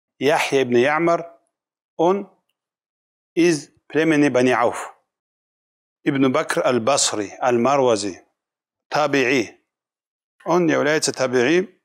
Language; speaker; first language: Russian; non-native, local second language; Kumyk